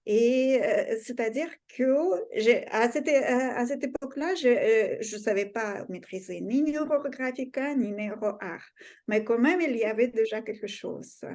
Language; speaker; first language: French; non-native, fluent; Russian